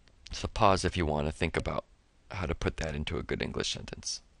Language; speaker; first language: English; native; English